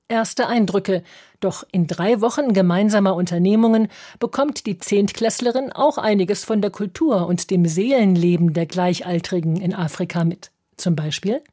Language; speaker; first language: German; native; German